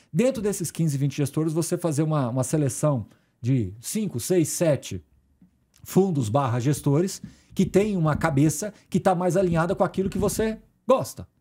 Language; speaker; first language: Portuguese; native; Portuguese